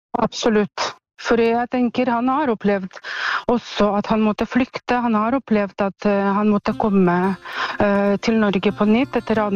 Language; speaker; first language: Norwegian; non-native, fluent; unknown